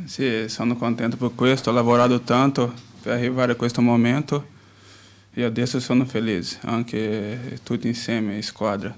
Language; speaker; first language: Italian; non-native, learner; Portuguese